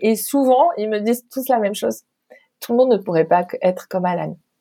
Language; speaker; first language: French; non-native, local second language; Arabic